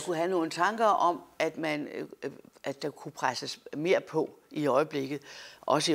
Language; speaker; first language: Danish; native; Danish